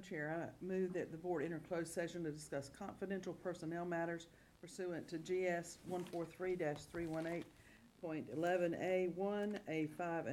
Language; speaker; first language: English; native; English